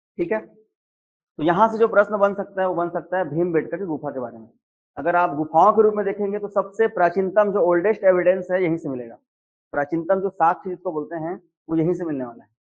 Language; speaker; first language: Hindi; native; Hindi